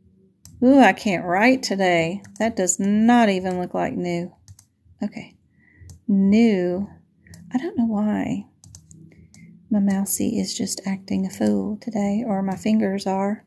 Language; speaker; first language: English; native; English